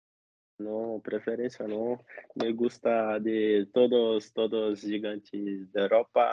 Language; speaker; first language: Spanish; non-native, learner; Portuguese